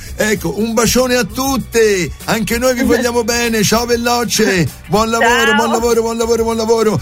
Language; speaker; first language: Italian; native; Italian